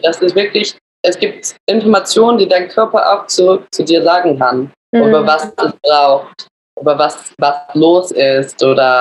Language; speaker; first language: German; early bilingual, other home language; English